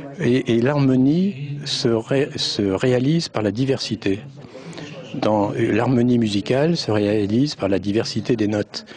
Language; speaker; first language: French; native; French